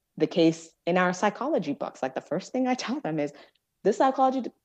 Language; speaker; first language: English; non-native, local second language; Yoruba